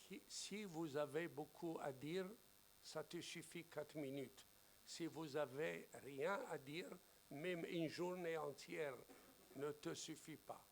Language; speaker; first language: French; non-native, fluent; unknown